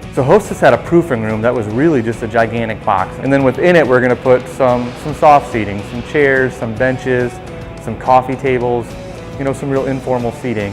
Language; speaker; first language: English; native; English